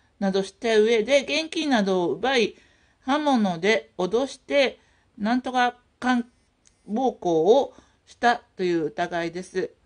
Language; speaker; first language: Japanese; native; Japanese